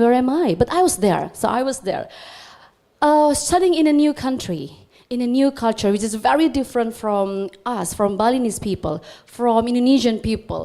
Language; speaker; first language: English; non-native, fluent; Balinese